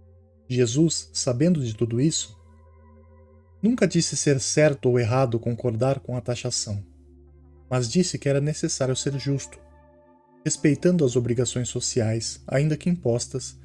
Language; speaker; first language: Portuguese; native; Portuguese